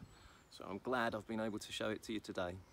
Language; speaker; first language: English; native; English